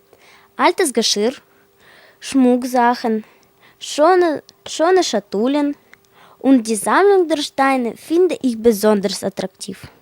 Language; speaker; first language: German; non-native, learner; Russian